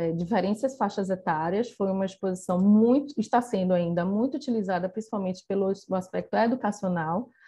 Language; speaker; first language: Portuguese; native; Portuguese